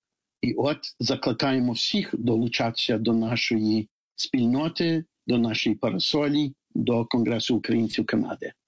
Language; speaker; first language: Ukrainian; early bilingual, heritage; Ukrainian